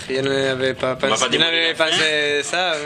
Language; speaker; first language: French; non-native, learner; Spanish